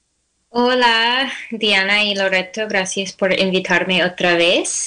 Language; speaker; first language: Spanish; non-native, fluent; English